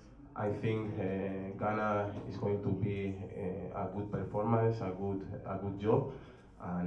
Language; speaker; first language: English; non-native, learner; Spanish